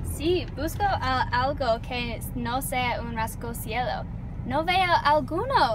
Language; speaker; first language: Spanish; non-native, learner; English